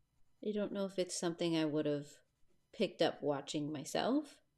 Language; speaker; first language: English; native; English